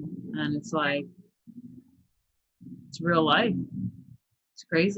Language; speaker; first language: English; native; English